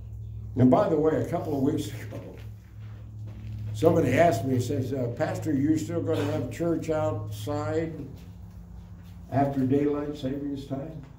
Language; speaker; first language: English; native; English